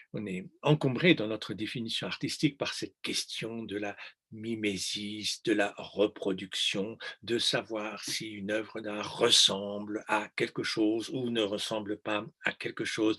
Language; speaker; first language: French; native; French